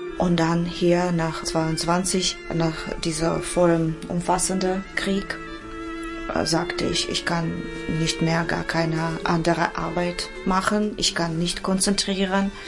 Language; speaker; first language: German; non-native, fluent; Russian